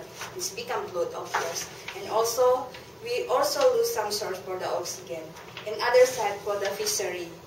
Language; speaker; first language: English; non-native, learner; Indonesian